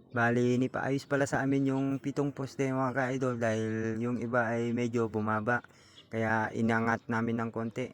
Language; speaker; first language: Filipino; non-native, local second language; Cebuano